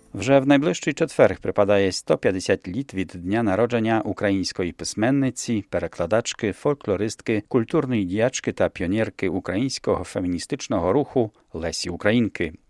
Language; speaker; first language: Ukrainian; early bilingual, heritage; Ukrainian